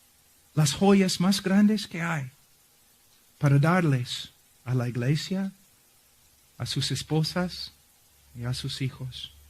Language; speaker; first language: Spanish; non-native, fluent; English